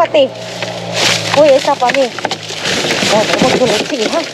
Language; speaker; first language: Spanish; non-native, fluent; Filipino